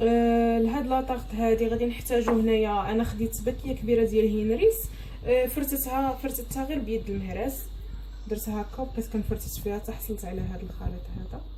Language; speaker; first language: Arabic; native; Arabic